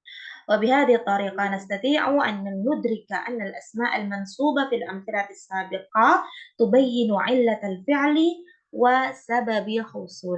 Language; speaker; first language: Arabic; non-native, fluent; Indonesian